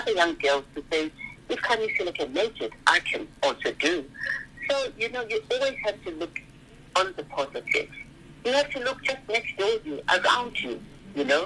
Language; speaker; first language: English; non-native, local second language; Zulu